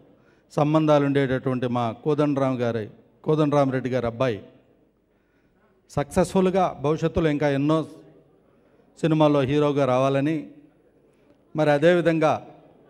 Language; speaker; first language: Telugu; native; Telugu